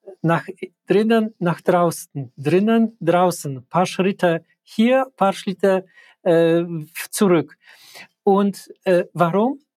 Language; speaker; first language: German; non-native, fluent; Polish